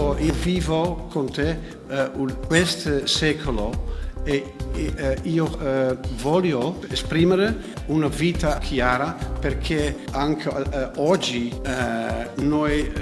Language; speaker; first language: Italian; non-native, learner; Dutch